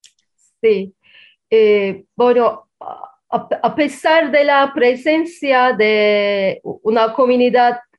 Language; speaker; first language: Spanish; non-native, fluent; Turkish